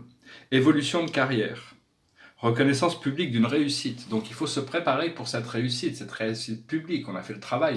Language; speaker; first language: French; native; French